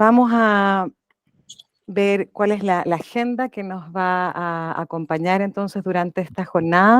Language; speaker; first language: Spanish; native; Spanish